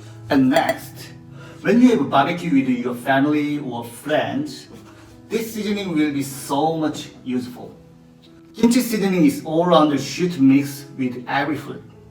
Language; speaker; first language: English; non-native, learner; Korean